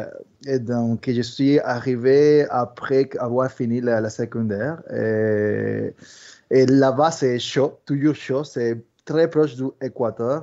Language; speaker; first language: French; early bilingual, other home language; Spanish